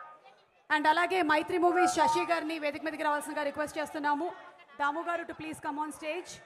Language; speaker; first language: Telugu; native; Telugu